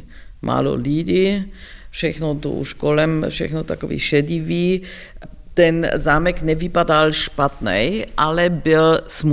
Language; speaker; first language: Czech; non-native, learner; German